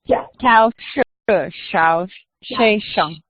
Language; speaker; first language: Chinese; non-native, learner; English